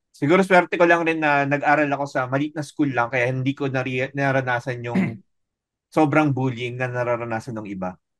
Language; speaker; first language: Filipino; native; Filipino